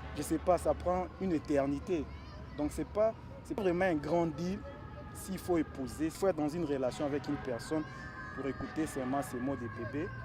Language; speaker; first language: French; non-native, local second language; Lingala